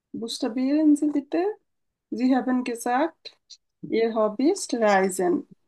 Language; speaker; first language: German; non-native, fluent; Bangla